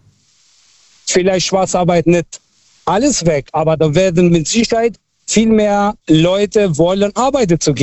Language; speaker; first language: German; non-native, fluent; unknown